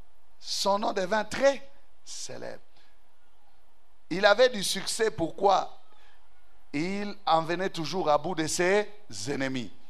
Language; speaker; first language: French; non-native, local second language; Swahili